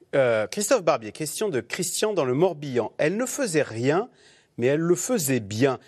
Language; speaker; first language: French; native; French